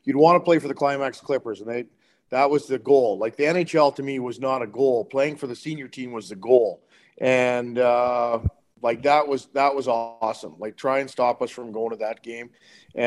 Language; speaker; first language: English; native; English